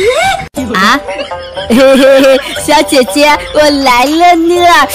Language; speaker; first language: Chinese; native; Chinese